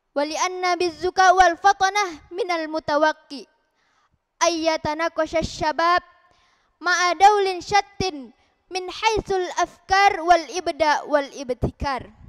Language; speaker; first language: Arabic; non-native, learner; Indonesian